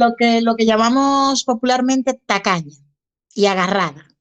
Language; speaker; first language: Spanish; native; Spanish